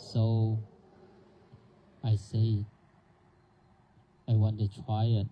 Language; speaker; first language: English; non-native, learner; Thai